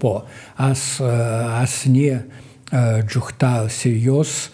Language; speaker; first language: Albanian; non-native, fluent; Russian